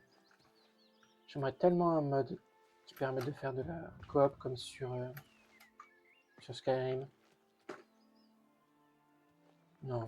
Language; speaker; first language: French; native; French